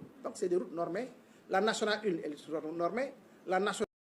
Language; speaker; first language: French; non-native, local second language; Wolof